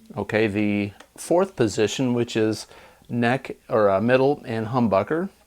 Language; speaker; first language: English; native; English